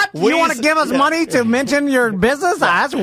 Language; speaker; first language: English; native; English